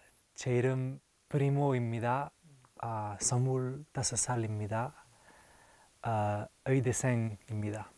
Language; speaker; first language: Korean; early bilingual, heritage; French